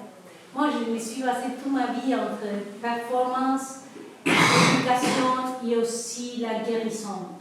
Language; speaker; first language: French; non-native, fluent; Spanish